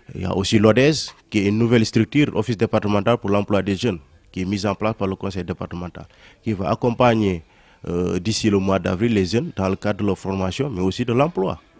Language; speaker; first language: French; non-native, local second language; Wolof